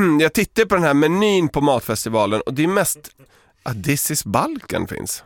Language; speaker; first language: Swedish; early bilingual, other home language; Serbian